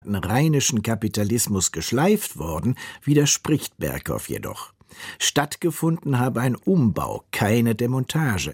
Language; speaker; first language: German; native; German